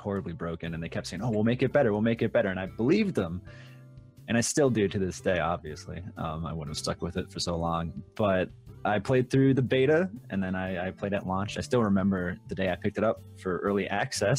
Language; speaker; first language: English; native; English